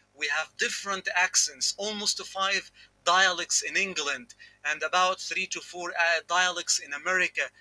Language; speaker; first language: English; non-native, fluent; Arabic